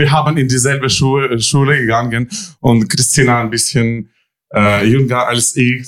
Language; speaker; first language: German; non-native, learner; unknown